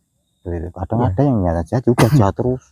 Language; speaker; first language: Indonesian; native; Indonesian